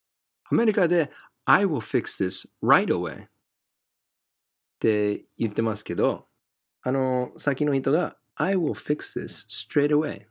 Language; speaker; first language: Japanese; non-native, fluent; English